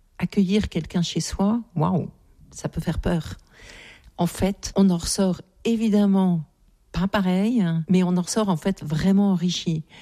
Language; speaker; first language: French; native; French